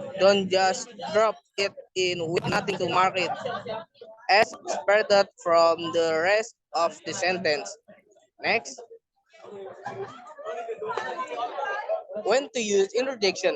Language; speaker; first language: English; non-native, learner; Indonesian